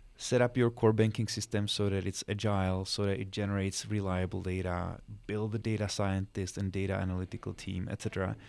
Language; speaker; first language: English; non-native, fluent; Czech